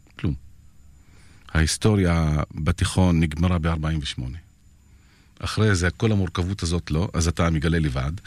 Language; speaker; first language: Hebrew; non-native, local second language; Arabic